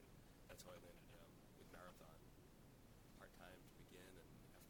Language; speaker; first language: English; native; English